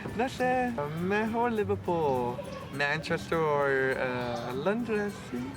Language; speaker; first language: Spanish; non-native, learner; English